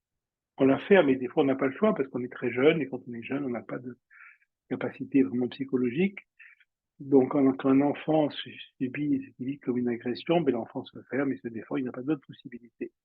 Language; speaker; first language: French; native; French